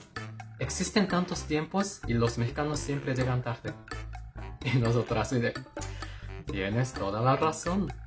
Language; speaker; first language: Spanish; non-native, fluent; Japanese